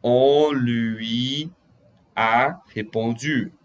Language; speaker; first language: French; non-native, fluent; Portuguese